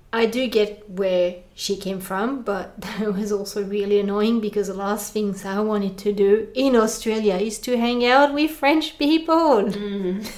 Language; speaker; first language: English; non-native, fluent; French